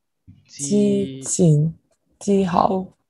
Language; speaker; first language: Cantonese; non-native, learner; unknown